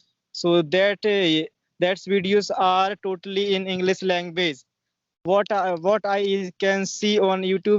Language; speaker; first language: English; non-native, learner; Hindi